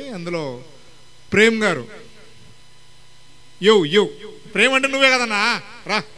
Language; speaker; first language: Telugu; native; Telugu